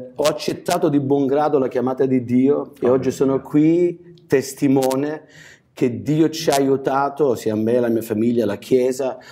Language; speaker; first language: Italian; native; Italian